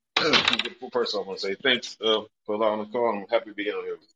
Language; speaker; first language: English; native; English